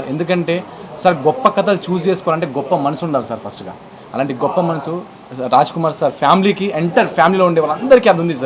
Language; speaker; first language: Telugu; native; Telugu